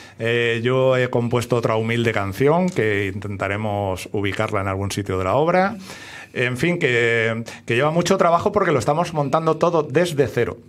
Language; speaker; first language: Spanish; native; Spanish